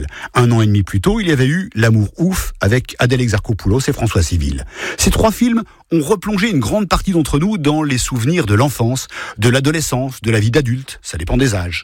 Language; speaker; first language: French; native; French